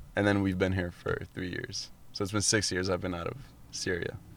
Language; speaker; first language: English; early bilingual, other home language; Arabic